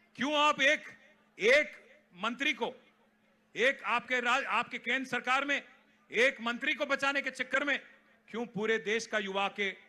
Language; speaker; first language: Hindi; non-native, local second language; Telugu